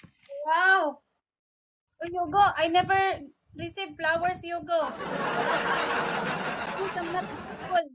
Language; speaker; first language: English; non-native, local second language; Filipino